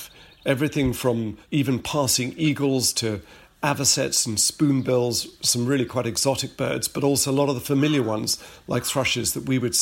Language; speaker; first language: English; native; English